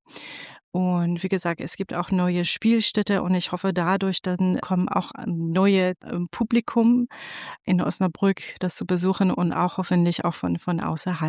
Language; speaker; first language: German; non-native, fluent; Persian